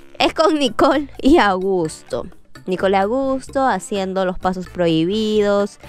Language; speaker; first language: Spanish; native; Spanish